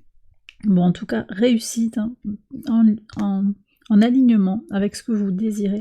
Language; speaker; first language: French; native; French